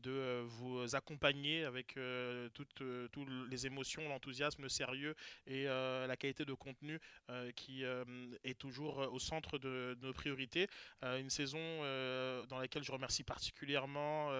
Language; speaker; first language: French; native; French